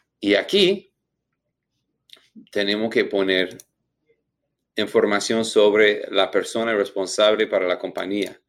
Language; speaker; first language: Spanish; non-native, learner; English